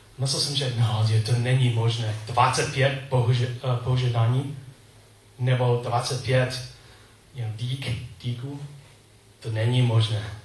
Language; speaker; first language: Czech; non-native, learner; English